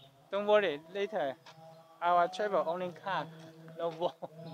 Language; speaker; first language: English; non-native, learner; Chinese